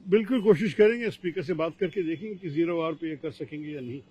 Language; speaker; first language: Hindi; non-native, local second language; Malayalam